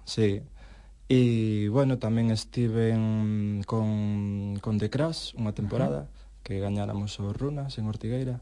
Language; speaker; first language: Galician; non-native, local second language; Spanish